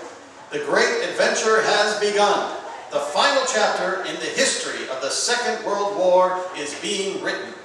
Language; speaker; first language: English; native; English